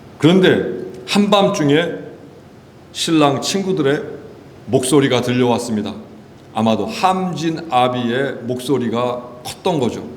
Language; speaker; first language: Korean; native; Korean